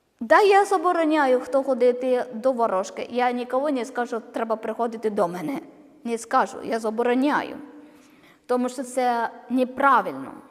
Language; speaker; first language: Ukrainian; non-native, learner; Malayalam